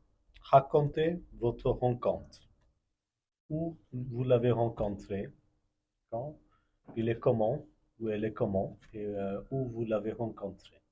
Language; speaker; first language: French; non-native, fluent; Bangla